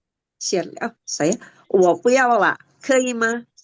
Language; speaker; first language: Chinese; non-native, learner; Indonesian